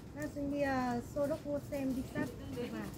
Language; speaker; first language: Russian; non-native, learner; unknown